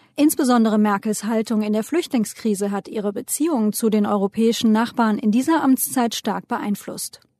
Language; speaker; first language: German; early bilingual, other home language; Turkish